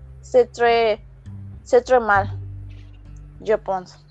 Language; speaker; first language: French; non-native, learner; Spanish